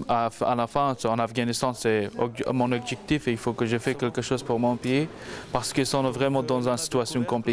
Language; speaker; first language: French; non-native, learner; Persian